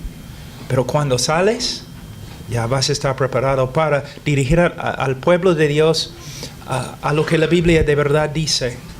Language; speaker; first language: Spanish; non-native, fluent; English